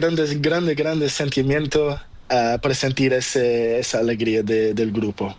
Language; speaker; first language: Spanish; non-native, learner; Portuguese